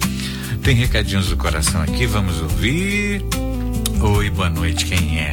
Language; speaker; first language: Portuguese; native; Portuguese